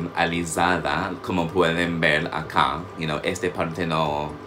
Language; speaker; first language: Spanish; non-native, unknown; English